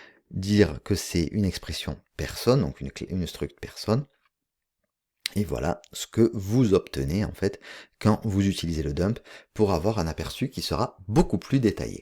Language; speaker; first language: French; native; French